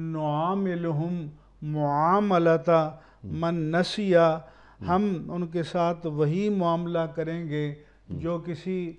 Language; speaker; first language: Urdu; native; Urdu